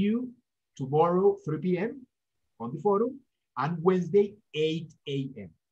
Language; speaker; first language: English; non-native, fluent; Spanish